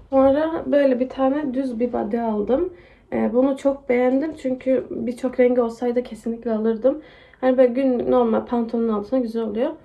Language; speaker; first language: Turkish; early bilingual, heritage; Turkish